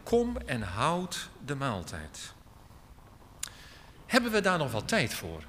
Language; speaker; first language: Dutch; native; Dutch